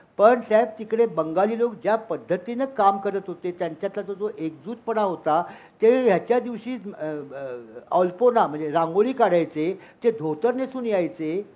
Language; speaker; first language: Marathi; native; Marathi